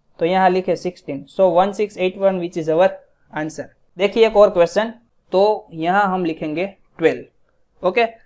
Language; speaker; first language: Hindi; non-native, local second language; Gujarati